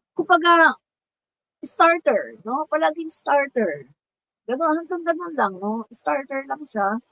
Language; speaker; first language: Filipino; non-native, local second language; Cebuano